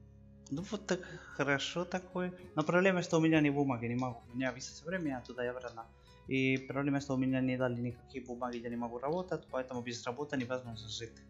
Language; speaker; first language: Russian; non-native, learner; Spanish